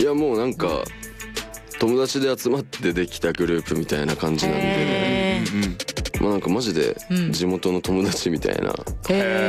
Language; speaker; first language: Japanese; native; Japanese